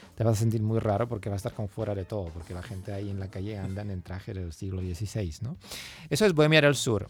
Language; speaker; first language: Spanish; non-native, fluent; Czech